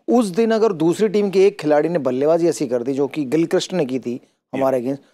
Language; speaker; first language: Hindi; native; Hindi